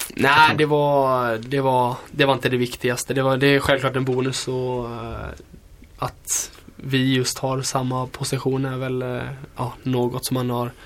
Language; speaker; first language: Swedish; native; Swedish